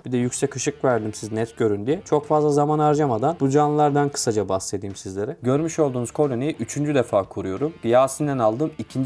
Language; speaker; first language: Turkish; native; Turkish